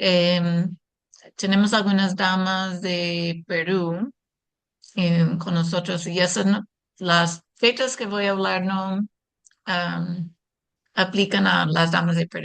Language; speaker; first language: Spanish; non-native, fluent; English